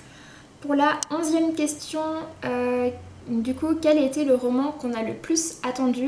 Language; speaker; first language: French; native; French